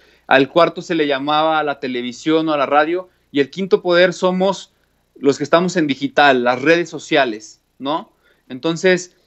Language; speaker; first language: Spanish; native; Spanish